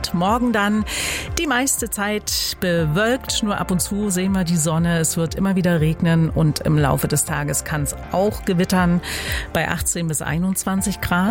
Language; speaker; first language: German; native; German